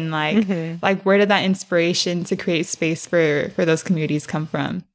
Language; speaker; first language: English; early bilingual, other home language; Spanish